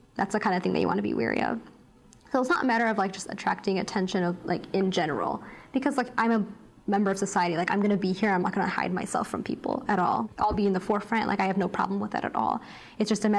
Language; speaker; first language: English; native; English